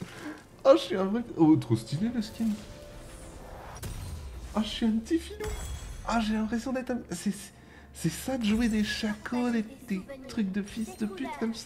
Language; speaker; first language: French; native; French